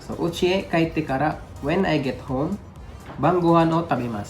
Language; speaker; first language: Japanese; non-native, fluent; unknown